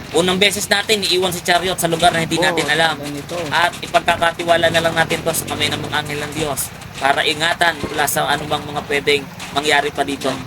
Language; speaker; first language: Filipino; native; Filipino